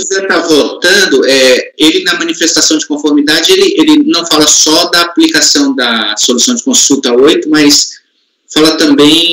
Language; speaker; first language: Portuguese; native; Portuguese